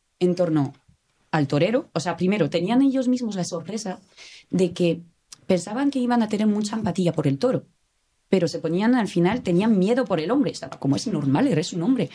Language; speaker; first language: Spanish; non-native, fluent; French